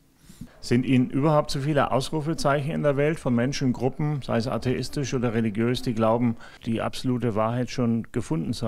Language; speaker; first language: German; native; German